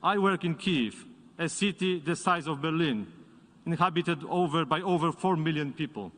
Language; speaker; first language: English; non-native, fluent; Polish